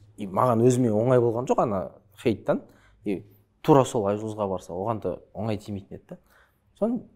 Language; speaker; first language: Kazakh; early bilingual, other home language; Chinese